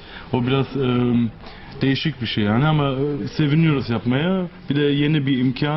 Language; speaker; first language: Turkish; early bilingual, heritage; Turkish